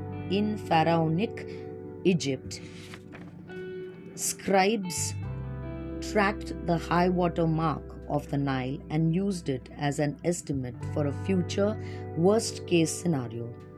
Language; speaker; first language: English; non-native, local second language; Marathi